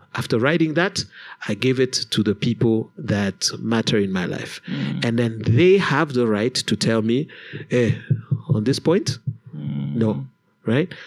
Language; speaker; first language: English; non-native, local second language; Kinyarwanda